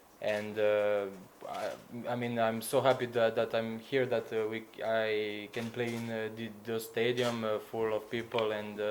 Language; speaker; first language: English; non-native, learner; Slovenian